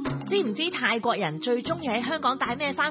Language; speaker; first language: Cantonese; native; Cantonese